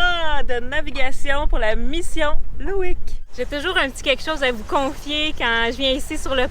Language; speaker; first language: French; native; French